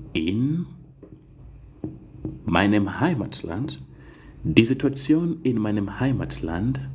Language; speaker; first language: German; non-native, fluent; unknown